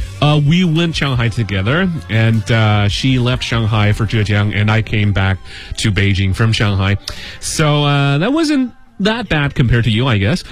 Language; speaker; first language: English; native; English